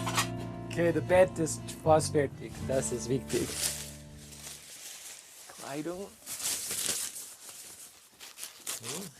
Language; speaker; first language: German; non-native, learner; English